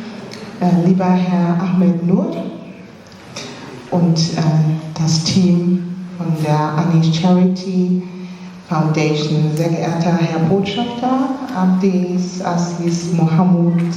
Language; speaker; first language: German; early bilingual, other home language; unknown